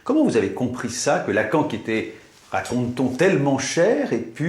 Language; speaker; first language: French; native; French